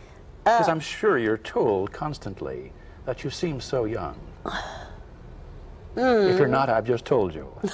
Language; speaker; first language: English; native; English